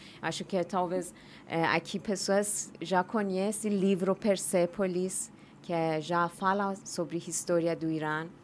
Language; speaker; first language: Portuguese; non-native, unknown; Persian